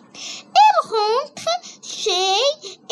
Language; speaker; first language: French; non-native, learner; Arabic